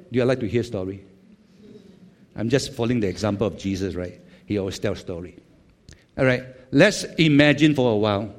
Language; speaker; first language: English; non-native, local second language; Chinese